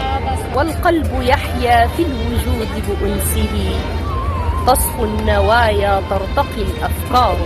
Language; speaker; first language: Arabic; native; Arabic